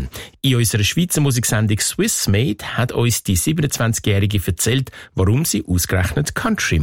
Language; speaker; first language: German; native; German